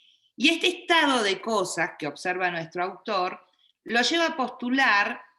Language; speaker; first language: Spanish; native; Spanish